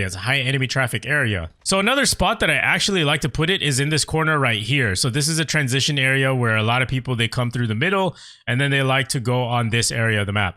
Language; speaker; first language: English; native; English